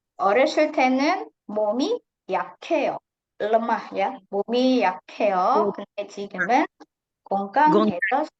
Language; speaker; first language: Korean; non-native, fluent; Indonesian